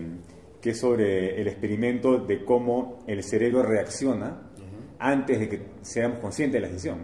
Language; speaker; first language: Spanish; native; Spanish